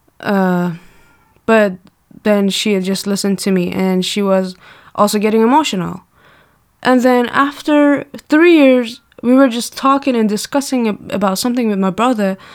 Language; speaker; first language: English; non-native, fluent; Persian